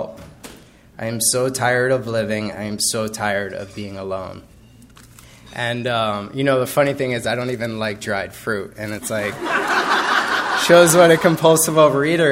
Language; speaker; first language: English; native; English